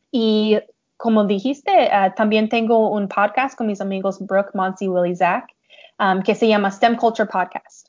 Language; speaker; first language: Spanish; non-native, learner; English